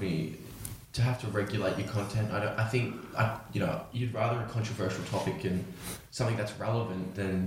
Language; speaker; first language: English; native; English